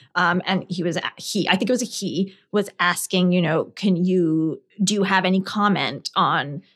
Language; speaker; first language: English; native; English